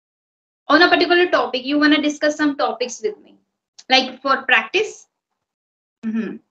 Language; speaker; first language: English; non-native, fluent; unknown